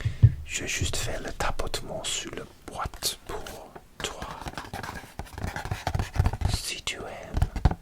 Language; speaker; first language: French; non-native, learner; English